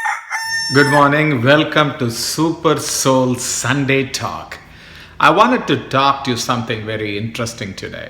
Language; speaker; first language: English; non-native, local second language; Tamil